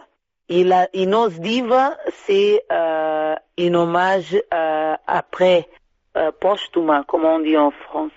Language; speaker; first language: French; non-native, fluent; Kabuverdianu